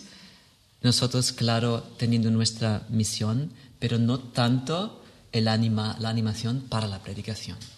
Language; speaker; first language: Spanish; non-native, fluent; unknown